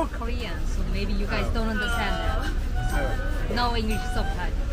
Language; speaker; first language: English; non-native, learner; Korean